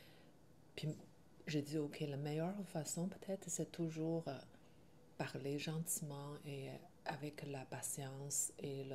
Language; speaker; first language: French; non-native, learner; Chinese